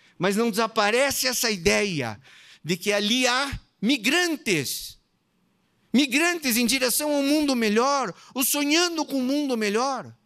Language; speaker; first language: Portuguese; native; Portuguese